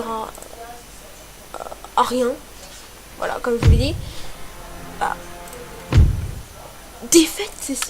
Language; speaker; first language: French; native; French